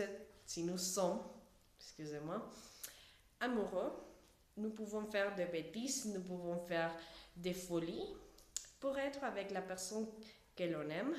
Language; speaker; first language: French; non-native, learner; Spanish